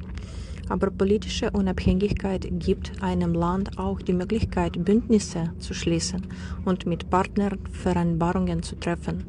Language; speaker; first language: German; non-native, fluent; Ukrainian